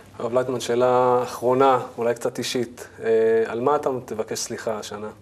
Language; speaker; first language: Hebrew; native; Hebrew